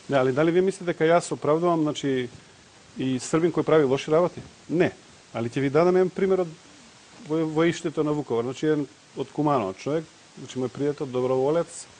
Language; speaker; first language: Macedonian; non-native, local second language; Serbian